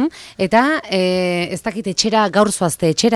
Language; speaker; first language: Basque; native; Basque